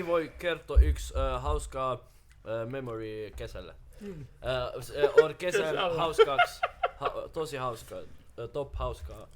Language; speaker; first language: Finnish; non-native, learner; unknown